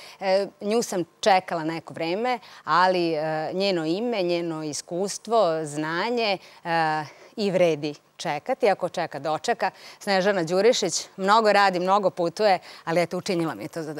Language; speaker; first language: Serbian; native; Serbian